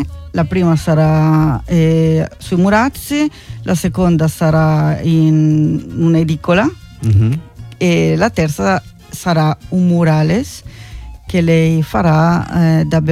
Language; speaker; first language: Italian; non-native, fluent; Spanish